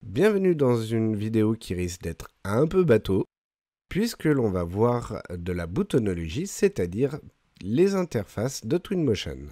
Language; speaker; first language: French; native; French